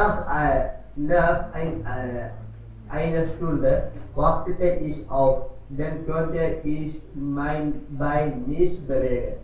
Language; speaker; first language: German; non-native, learner; Kannada